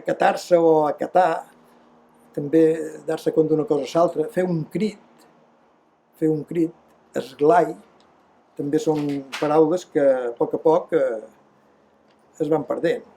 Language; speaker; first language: Catalan; native; Catalan